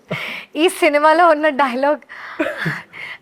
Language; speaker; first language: Telugu; non-native, learner; Hindi